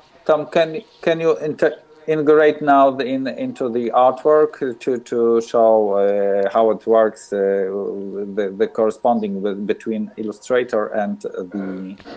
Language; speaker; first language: English; non-native, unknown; Polish